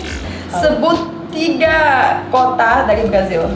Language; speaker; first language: Indonesian; non-native, fluent; Portuguese